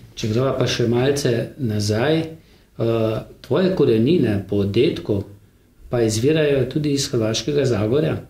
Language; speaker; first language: Slovenian; native; Slovenian